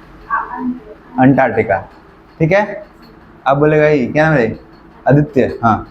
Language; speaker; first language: Hindi; native; Hindi